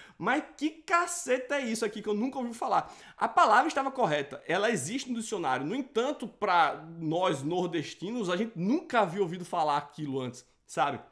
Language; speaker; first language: Portuguese; native; Portuguese